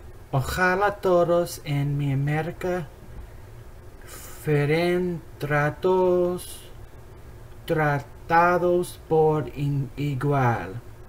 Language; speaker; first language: Spanish; non-native, learner; English